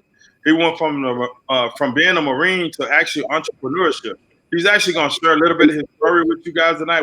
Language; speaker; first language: English; native; English